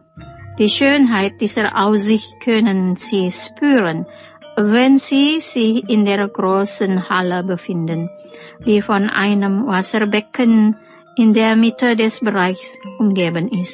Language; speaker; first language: German; non-native, fluent; Indonesian